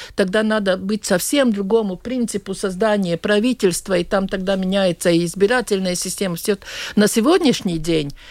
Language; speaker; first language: Russian; non-native, local second language; Latvian